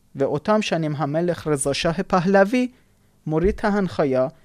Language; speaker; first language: Hebrew; non-native, fluent; Persian